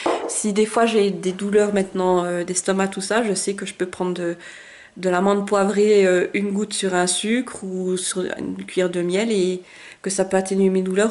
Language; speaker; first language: French; native; French